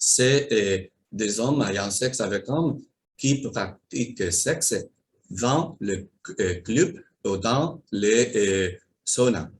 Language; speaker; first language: French; non-native, learner; Spanish